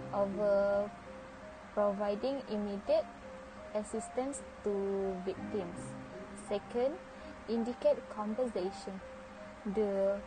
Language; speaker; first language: English; non-native, local second language; Malay